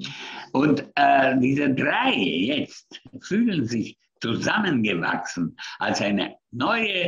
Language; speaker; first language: German; non-native, fluent; Hungarian